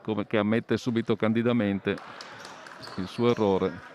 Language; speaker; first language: Italian; native; Italian